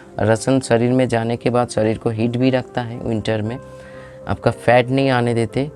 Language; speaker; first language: Hindi; non-native, local second language; Bangla